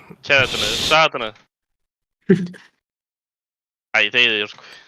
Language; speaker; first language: Icelandic; native; Icelandic